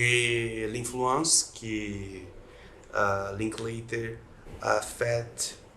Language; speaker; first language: French; non-native, learner; Portuguese